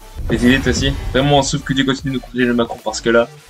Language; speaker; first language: French; native; French